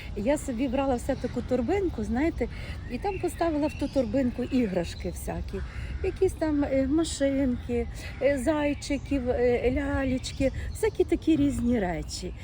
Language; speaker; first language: Ukrainian; native; Ukrainian